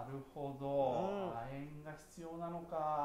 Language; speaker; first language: Japanese; native; Japanese